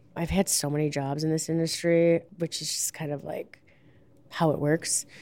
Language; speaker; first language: English; native; English